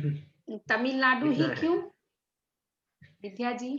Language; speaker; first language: Hindi; native; Hindi